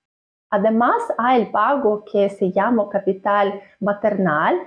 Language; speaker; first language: Spanish; non-native, fluent; Russian